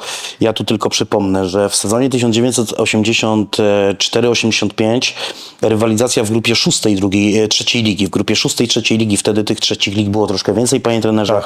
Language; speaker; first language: Polish; native; Polish